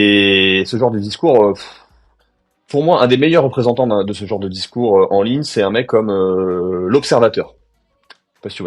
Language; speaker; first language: French; native; French